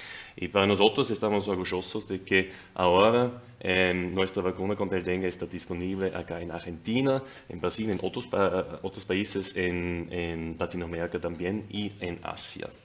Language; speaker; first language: Spanish; non-native, fluent; German